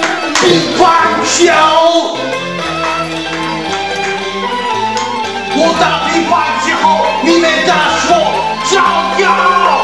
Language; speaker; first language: Chinese; non-native, learner; English